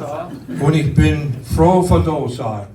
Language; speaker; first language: German; early bilingual, heritage; English